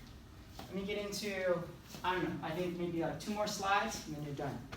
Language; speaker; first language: English; native; English